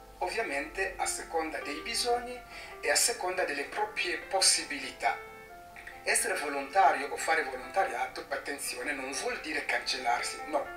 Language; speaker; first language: Italian; non-native, fluent; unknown